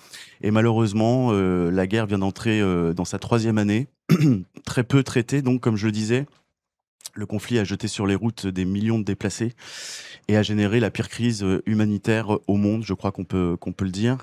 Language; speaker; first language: French; native; French